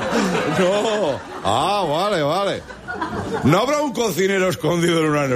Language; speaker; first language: Spanish; native; Spanish